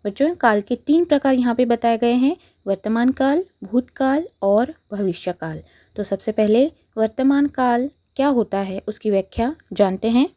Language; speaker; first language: Hindi; non-native, local second language; Marathi